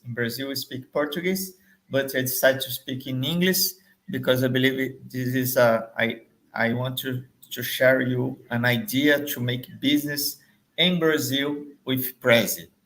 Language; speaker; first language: English; non-native, fluent; Portuguese